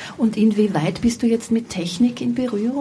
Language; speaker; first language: German; native; German